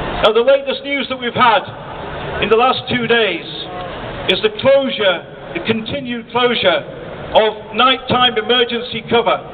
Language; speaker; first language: English; native; English